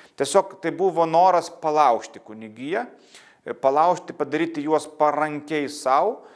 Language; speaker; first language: Lithuanian; native; Lithuanian